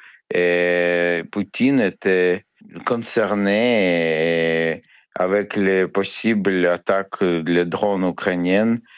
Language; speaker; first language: French; non-native, learner; Ukrainian